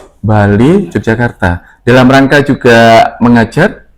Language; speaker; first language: Indonesian; native; Indonesian